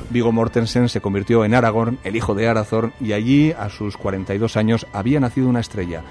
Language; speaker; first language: Spanish; native; Spanish